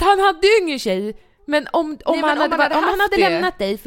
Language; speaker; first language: Swedish; native; Swedish